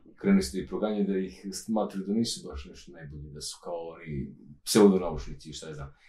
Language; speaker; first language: Serbian; non-native, local second language; Romanian